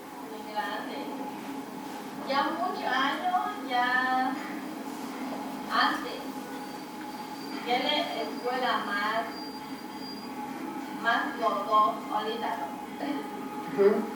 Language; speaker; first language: Spanish; non-native, learner; Chinese